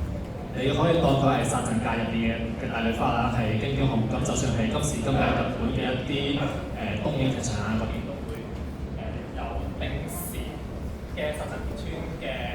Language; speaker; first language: Cantonese; native; Cantonese